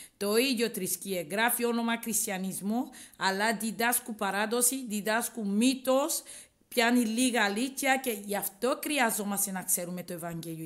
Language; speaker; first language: Greek; non-native, learner; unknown